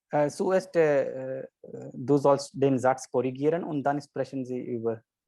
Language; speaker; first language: German; non-native, fluent; Hindi